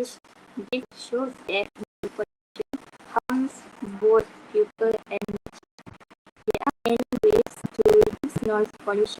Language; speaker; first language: English; non-native, local second language; Malay